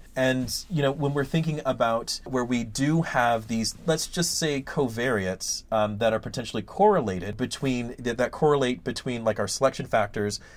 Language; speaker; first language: English; native; English